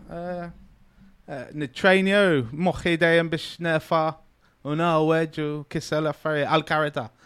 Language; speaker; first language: Maltese; early bilingual, heritage; Maltese